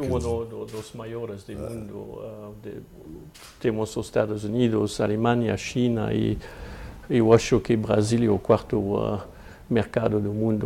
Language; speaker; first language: Portuguese; non-native, fluent; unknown